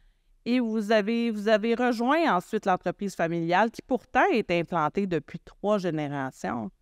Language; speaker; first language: French; native; French